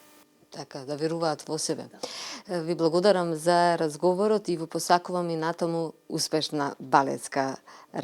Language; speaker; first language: Macedonian; native; Macedonian